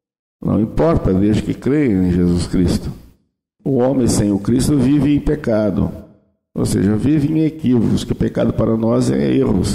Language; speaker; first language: Portuguese; native; Portuguese